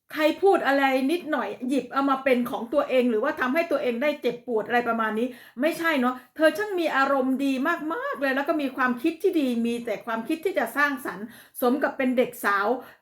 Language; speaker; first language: Thai; native; Thai